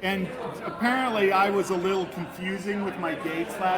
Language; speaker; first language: English; native; English